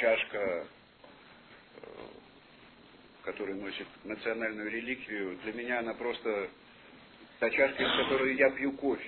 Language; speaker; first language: Russian; native; Russian